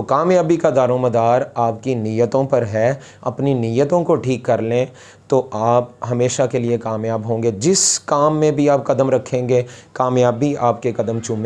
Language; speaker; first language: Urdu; non-native, local second language; Punjabi